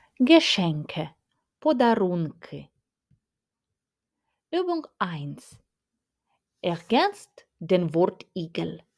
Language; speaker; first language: German; non-native, fluent; Ukrainian